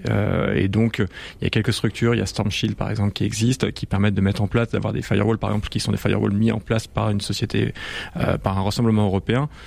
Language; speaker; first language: French; native; French